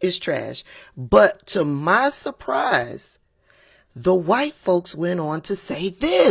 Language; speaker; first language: English; native; English